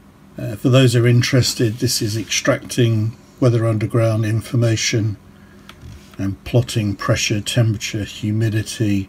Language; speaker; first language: English; native; English